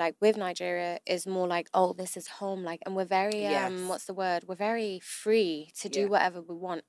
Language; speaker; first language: English; native; English